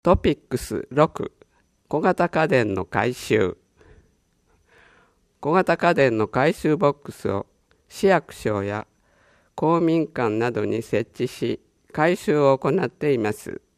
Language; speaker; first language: Japanese; native; Japanese